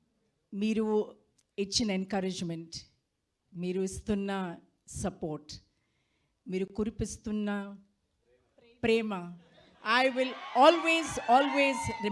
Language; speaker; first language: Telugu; non-native, learner; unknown